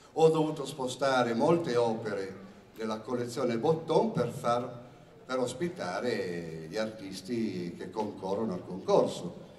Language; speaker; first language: Italian; native; Italian